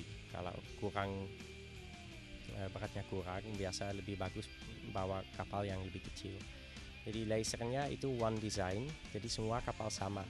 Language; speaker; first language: Indonesian; non-native, fluent; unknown